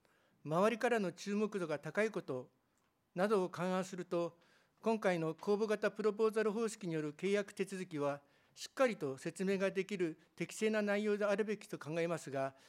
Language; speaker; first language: Japanese; native; Japanese